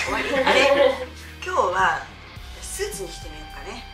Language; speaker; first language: Japanese; native; Japanese